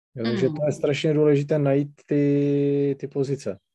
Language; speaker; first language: Czech; non-native, local second language; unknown